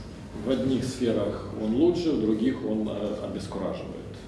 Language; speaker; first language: Russian; native; Russian